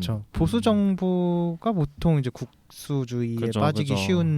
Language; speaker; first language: Korean; native; Korean